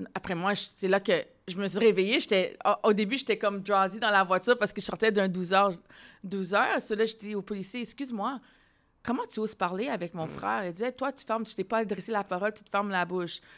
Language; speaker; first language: French; native; French